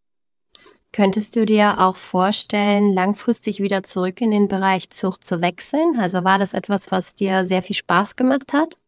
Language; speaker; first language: German; native; German